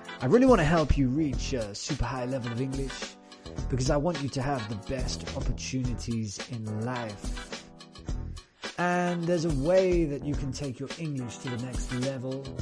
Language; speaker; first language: English; native; English